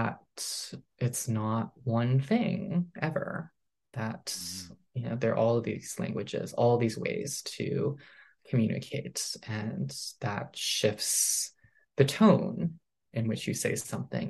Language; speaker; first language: English; early bilingual, other home language; Min Nan Chinese